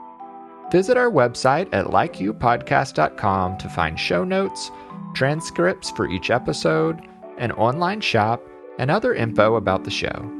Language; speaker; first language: English; native; English